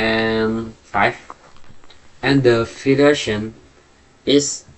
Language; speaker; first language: English; non-native, learner; Indonesian